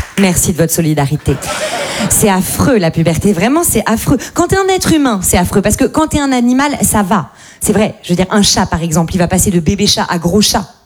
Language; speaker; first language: French; native; French